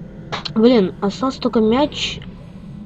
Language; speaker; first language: Russian; native; Russian